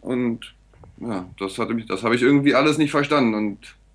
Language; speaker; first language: German; native; German